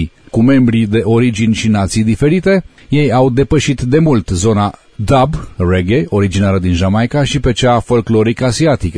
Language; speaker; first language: Romanian; native; Romanian